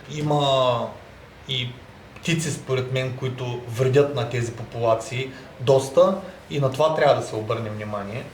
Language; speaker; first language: Bulgarian; native; Bulgarian